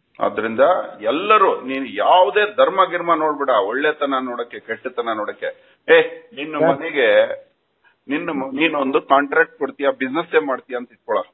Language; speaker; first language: Kannada; native; Kannada